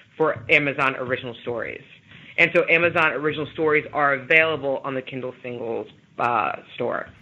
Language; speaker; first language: English; native; English